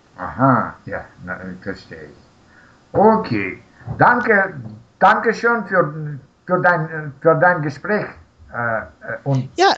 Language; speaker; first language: German; non-native, learner; Russian